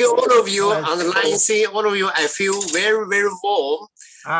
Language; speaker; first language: English; non-native, learner; Chinese